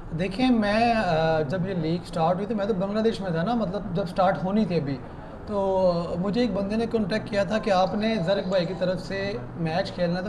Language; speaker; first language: Urdu; non-native, local second language; Punjabi